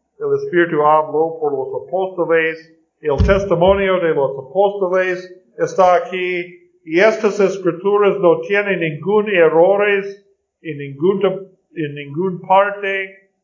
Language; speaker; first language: Spanish; non-native, learner; English